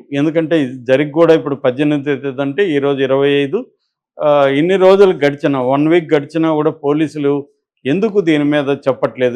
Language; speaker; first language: Telugu; native; Telugu